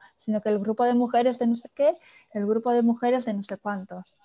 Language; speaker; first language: Spanish; native; Spanish